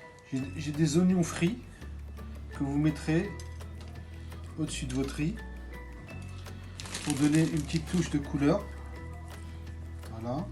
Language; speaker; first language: French; native; French